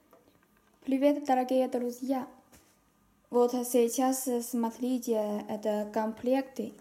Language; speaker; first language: Russian; non-native, learner; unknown